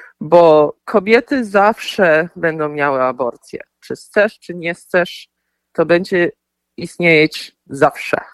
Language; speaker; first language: Polish; early bilingual, heritage; Polish